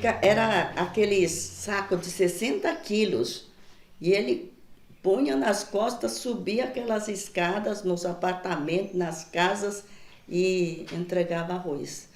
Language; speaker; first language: Portuguese; early bilingual, other home language; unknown